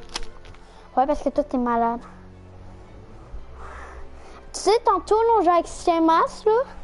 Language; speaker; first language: French; native; French